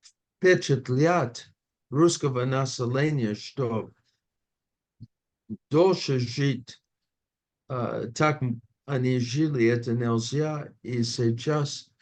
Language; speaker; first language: Russian; non-native, fluent; English